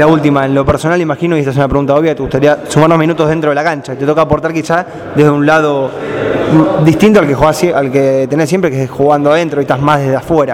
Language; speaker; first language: Spanish; native; Spanish